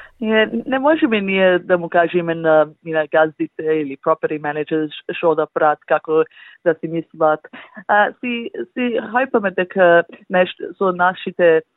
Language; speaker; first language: Macedonian; early bilingual, heritage; Macedonian